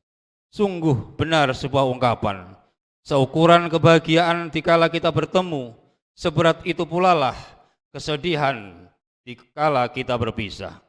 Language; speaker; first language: Indonesian; native; Indonesian